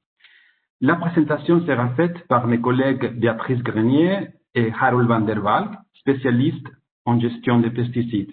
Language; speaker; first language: French; non-native, fluent; Italian